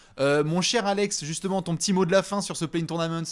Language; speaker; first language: French; native; French